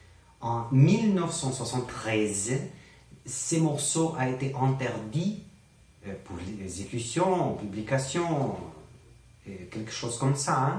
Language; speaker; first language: French; non-native, learner; Portuguese